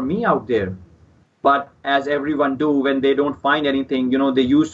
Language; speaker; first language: English; non-native, local second language; Punjabi